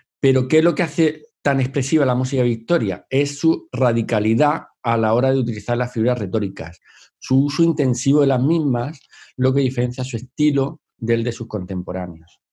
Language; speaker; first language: Spanish; native; Spanish